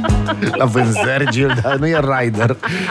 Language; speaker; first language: Romanian; native; Romanian